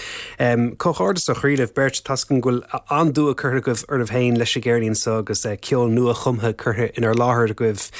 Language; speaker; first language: Irish; native; Irish